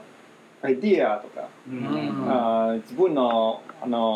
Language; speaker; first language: Japanese; non-native, fluent; Chinese